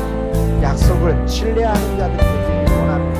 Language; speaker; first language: Korean; native; Korean